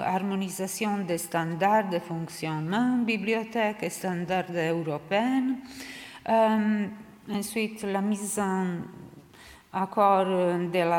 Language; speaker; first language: French; non-native, learner; Serbian